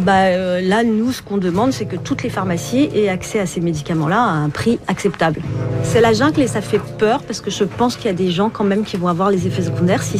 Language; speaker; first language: French; native; French